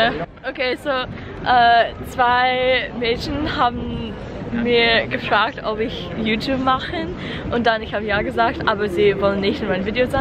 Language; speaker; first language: German; non-native, learner; English